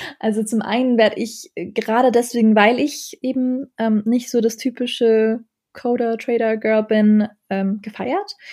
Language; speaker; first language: German; early bilingual, other home language; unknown